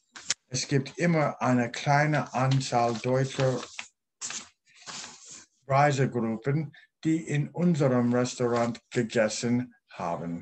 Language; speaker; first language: German; non-native, learner; English